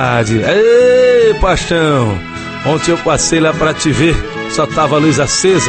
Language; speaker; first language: Portuguese; native; Portuguese